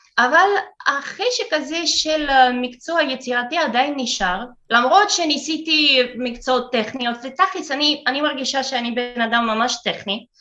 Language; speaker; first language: Hebrew; non-native, fluent; Russian